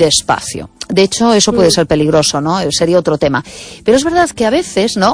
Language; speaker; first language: Spanish; native; Spanish